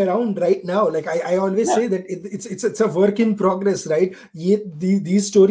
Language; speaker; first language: English; non-native, local second language; Gujarati